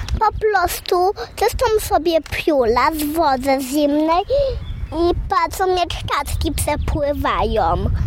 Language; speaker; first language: Polish; native; Polish